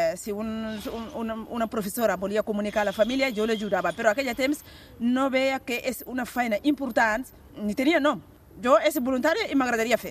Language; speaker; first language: Catalan; non-native, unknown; Bambara